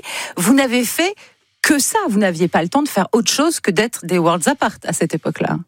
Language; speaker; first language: French; native; French